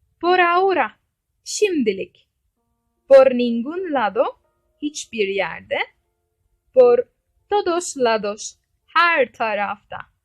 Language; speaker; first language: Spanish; non-native, fluent; Turkish